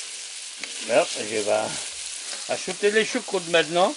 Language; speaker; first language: French; non-native, learner; German